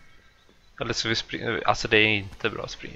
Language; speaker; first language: Swedish; native; Swedish